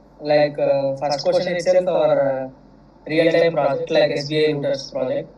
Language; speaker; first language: English; non-native, local second language; Telugu